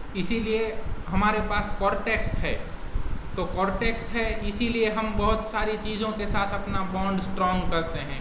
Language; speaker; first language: Hindi; non-native, local second language; Gujarati